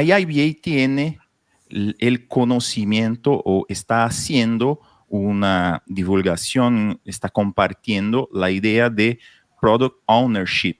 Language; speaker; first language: Spanish; non-native, fluent; Portuguese